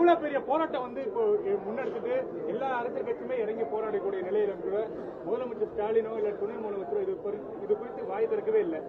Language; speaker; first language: Tamil; native; Tamil